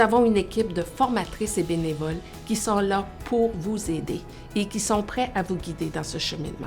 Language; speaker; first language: French; native; French